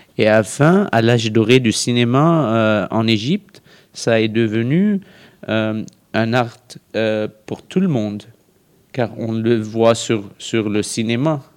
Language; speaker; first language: French; non-native, local second language; Arabic